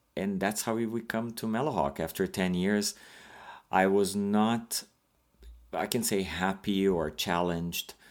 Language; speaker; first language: English; non-native, fluent; Portuguese